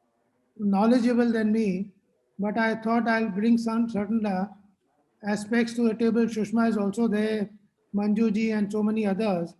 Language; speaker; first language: English; non-native, local second language; Hindi